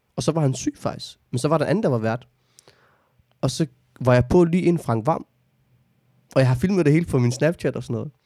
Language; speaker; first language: Danish; early bilingual, other home language; Arabic